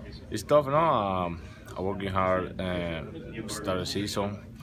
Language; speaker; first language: English; non-native, learner; Spanish